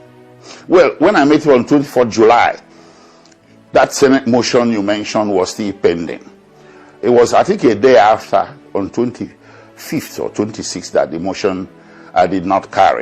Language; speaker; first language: English; non-native, local second language; Igbo